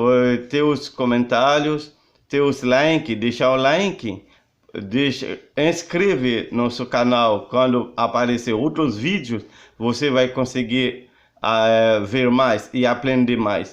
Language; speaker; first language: Portuguese; non-native, learner; Haitian Creole